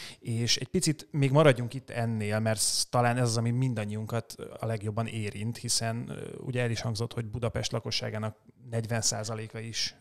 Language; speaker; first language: Hungarian; native; Hungarian